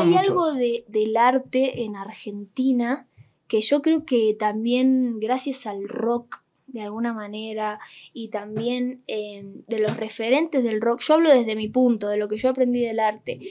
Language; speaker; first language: Spanish; native; Spanish